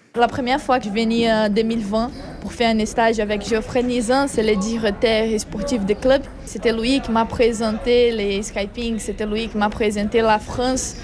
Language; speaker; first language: French; non-native, learner; Portuguese